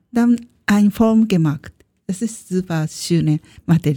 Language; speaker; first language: German; non-native, learner; Japanese